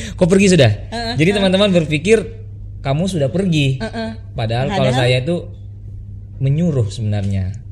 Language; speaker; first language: Indonesian; native; Indonesian